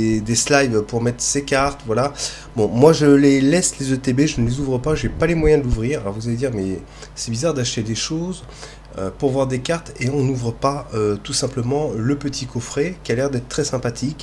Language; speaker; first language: French; native; French